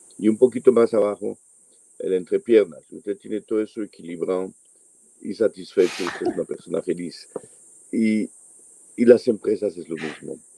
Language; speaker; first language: Spanish; non-native, fluent; French